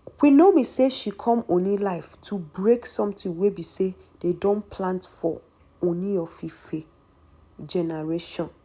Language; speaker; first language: Nigerian Pidgin; native; Nigerian Pidgin